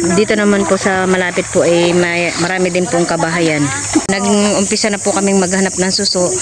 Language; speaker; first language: Filipino; native; Filipino